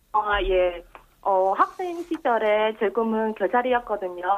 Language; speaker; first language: Korean; non-native, fluent; Vietnamese